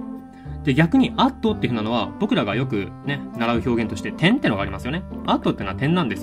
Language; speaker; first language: Japanese; native; Japanese